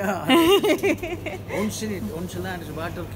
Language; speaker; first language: Dutch; non-native, learner; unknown